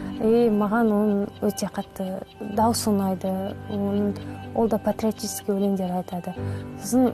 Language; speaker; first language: Kazakh; non-native, local second language; Russian